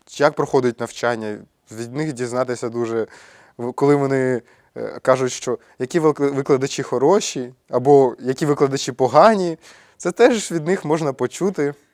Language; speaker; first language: Ukrainian; native; Ukrainian